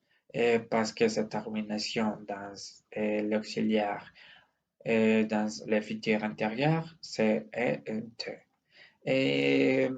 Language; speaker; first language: French; non-native, learner; Spanish